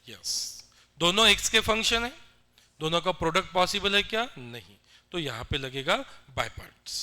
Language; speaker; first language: Hindi; non-native, local second language; Marathi